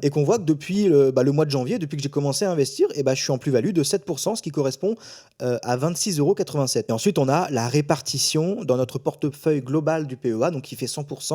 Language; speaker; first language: French; native; French